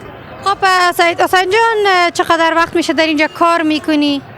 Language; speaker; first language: Persian; native; Persian